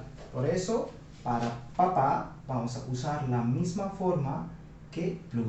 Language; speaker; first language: Spanish; non-native, fluent; Hindi